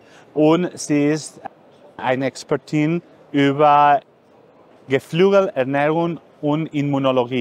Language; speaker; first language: German; non-native, fluent; Spanish